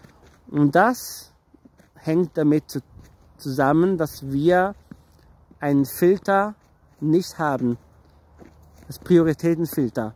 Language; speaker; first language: German; non-native, fluent; Portuguese